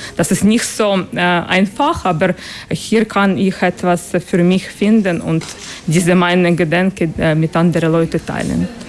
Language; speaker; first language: German; non-native, learner; Russian